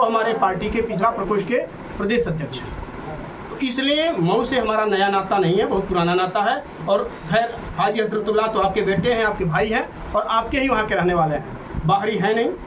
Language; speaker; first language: Hindi; native; Hindi